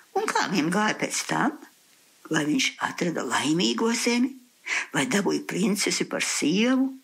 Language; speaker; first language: Latvian; early bilingual, heritage; Latvian